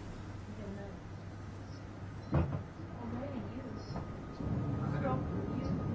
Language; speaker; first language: English; non-native, learner; Japanese